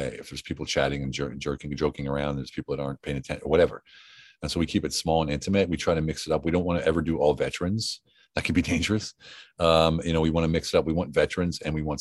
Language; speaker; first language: English; native; English